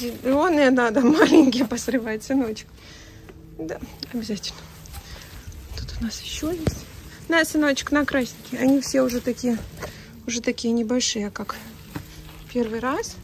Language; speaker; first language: Russian; native; Russian